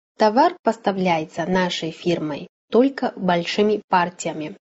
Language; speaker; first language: Russian; non-native, fluent; Chinese